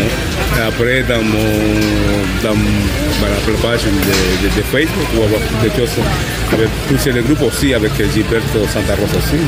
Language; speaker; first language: French; non-native, fluent; Spanish